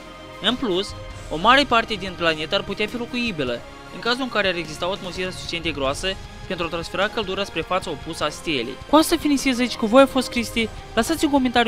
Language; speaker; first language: Romanian; native; Romanian